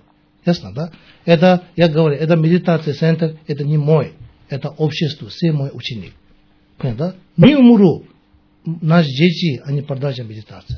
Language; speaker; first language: Russian; non-native, learner; Tibetan